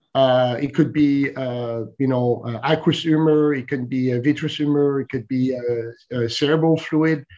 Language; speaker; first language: English; non-native, fluent; French